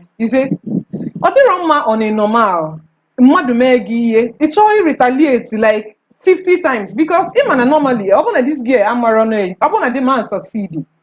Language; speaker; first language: Nigerian Pidgin; non-native, local second language; Igbo